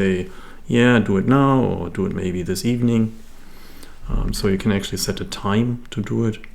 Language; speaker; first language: English; non-native, fluent; German